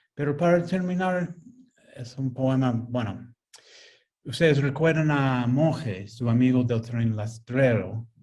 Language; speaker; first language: Spanish; non-native, fluent; English